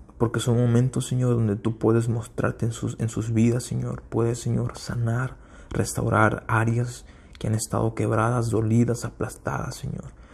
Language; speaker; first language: Spanish; early bilingual, heritage; Spanish